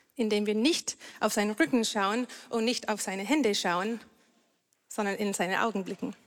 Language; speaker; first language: German; non-native, fluent; English